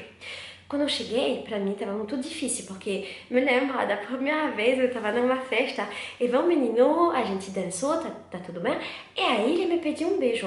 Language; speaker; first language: Portuguese; non-native, learner; French